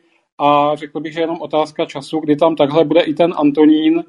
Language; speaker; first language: Czech; native; Czech